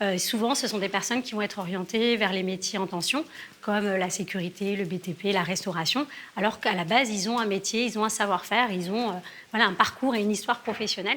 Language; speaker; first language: French; native; French